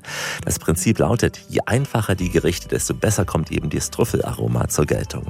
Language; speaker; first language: German; native; German